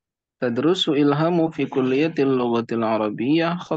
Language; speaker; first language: Arabic; non-native, learner; Indonesian